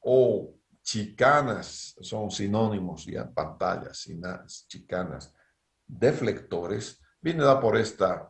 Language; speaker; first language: Spanish; native; Spanish